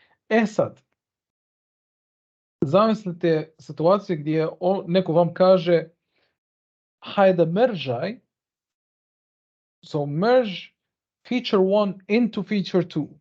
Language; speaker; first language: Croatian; early bilingual, heritage; Bosnian